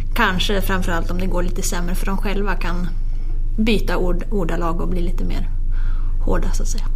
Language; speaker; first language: Swedish; native; Swedish